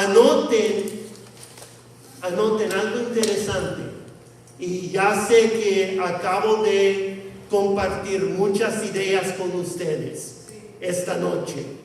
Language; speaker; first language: Spanish; non-native, fluent; English